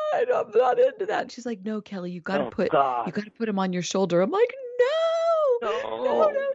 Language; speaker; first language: English; native; English